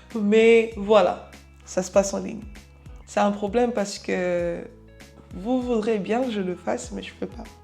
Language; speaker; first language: French; non-native, local second language; Lingala